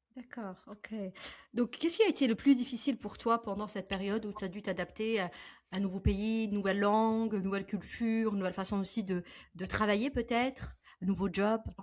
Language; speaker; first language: French; native; French